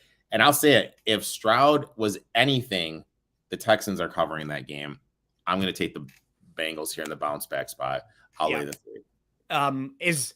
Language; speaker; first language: English; native; English